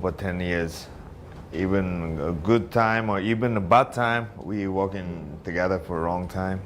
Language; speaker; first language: English; non-native, learner; Japanese